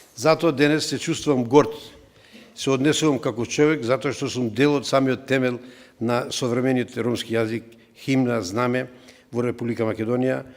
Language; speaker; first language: Macedonian; non-native, local second language; Romany